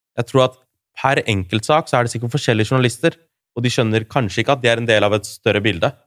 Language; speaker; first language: Norwegian; early bilingual, other home language; Urdu